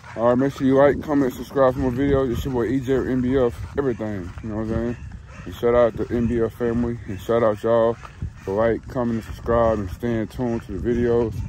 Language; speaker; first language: English; native; English